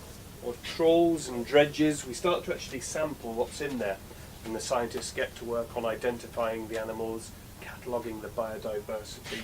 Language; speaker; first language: English; native; English